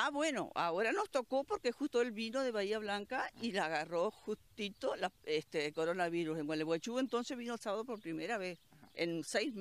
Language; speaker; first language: Spanish; native; Spanish